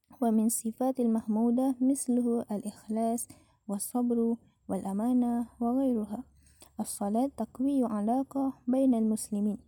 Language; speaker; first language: Arabic; non-native, learner; Malay